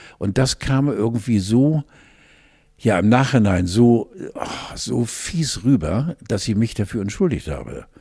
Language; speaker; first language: German; native; German